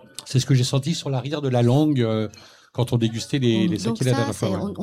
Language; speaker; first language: French; native; French